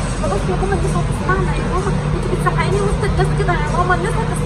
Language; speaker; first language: Arabic; native; Arabic